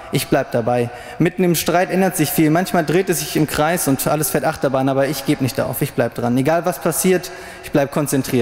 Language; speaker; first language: German; native; German